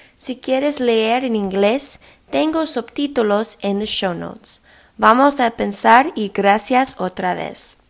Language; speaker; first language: Spanish; early bilingual, heritage; English